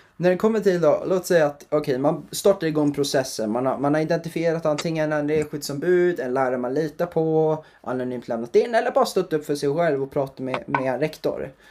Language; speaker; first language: Swedish; native; Swedish